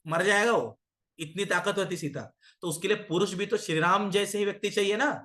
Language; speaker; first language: Hindi; non-native, local second language; Marathi